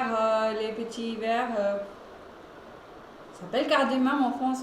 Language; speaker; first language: French; non-native, fluent; Hindi